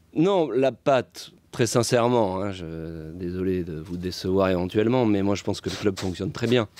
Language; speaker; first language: French; native; French